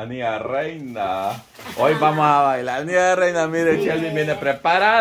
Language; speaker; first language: Spanish; native; Spanish